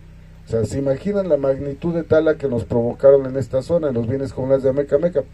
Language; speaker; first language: Spanish; native; Spanish